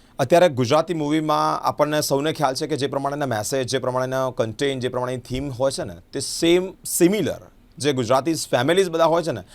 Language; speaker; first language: Gujarati; native; Gujarati